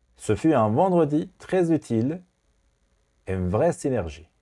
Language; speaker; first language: French; non-native, fluent; Persian